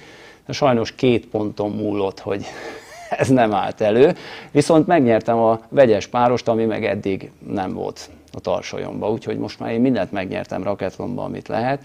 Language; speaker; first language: Hungarian; native; Hungarian